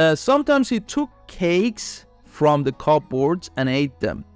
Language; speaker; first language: English; non-native, fluent; Persian